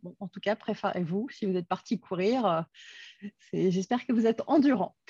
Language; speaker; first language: French; native; French